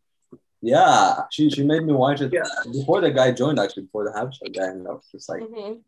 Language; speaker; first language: English; non-native, fluent; Tigrinya